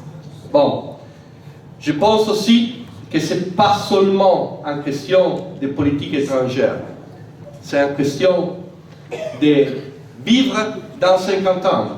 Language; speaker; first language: French; non-native, fluent; Italian